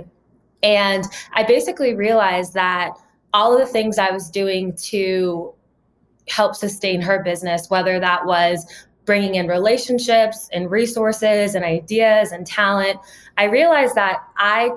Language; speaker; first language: English; native; English